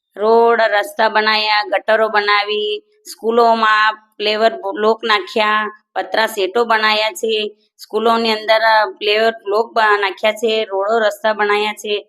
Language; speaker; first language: Gujarati; native; Gujarati